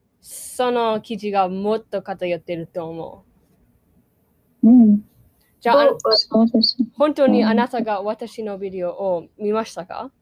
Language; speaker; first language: Japanese; non-native, learner; English